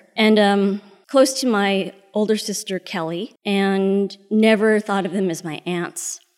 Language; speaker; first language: English; early bilingual, other home language; Spanish